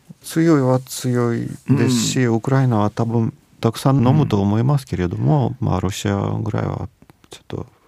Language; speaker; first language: Japanese; non-native, fluent; Russian